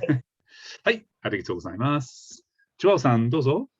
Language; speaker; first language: Japanese; non-native, fluent; English